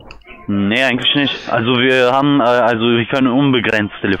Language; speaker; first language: German; native; German